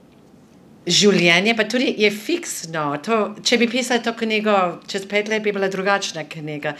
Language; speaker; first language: Slovenian; non-native, fluent; English